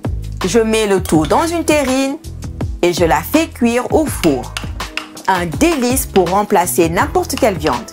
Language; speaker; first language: French; native; French